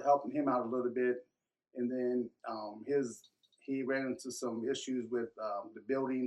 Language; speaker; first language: English; native; English